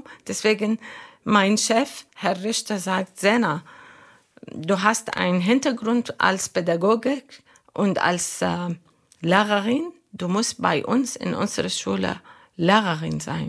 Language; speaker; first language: German; non-native, learner; Arabic